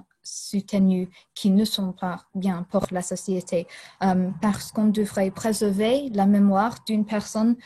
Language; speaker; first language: French; non-native, fluent; English